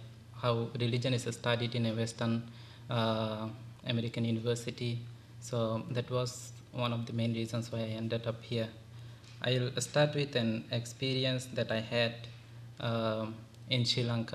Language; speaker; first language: English; non-native, local second language; Bangla